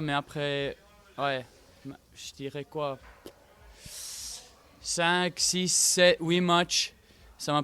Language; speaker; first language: French; non-native, fluent; German